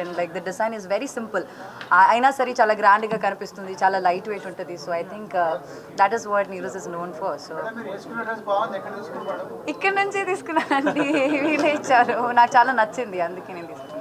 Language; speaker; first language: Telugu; non-native, local second language; Malayalam